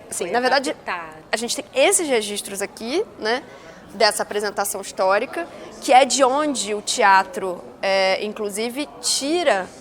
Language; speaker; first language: Portuguese; native; Portuguese